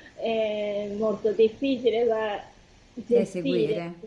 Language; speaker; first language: Italian; non-native, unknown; Japanese